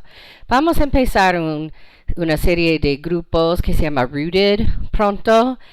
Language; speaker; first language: Spanish; non-native, fluent; English